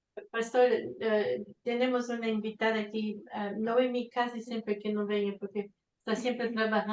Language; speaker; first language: Spanish; non-native, fluent; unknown